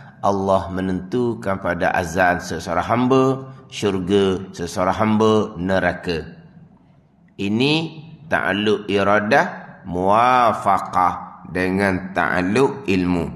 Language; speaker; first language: Malay; native; Malay